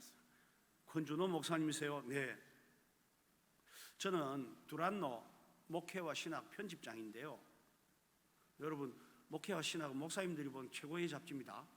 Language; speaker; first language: Korean; native; Korean